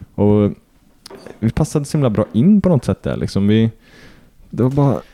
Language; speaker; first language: Swedish; native; Swedish